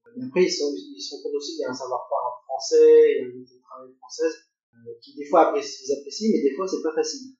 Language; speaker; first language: French; early bilingual, other home language; Cantonese